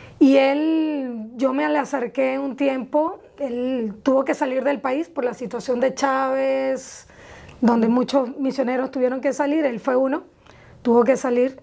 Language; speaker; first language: Spanish; native; Spanish